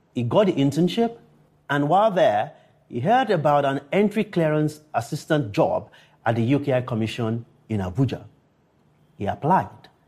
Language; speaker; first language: English; non-native, local second language; Yoruba